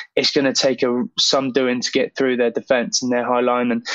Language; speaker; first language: English; native; English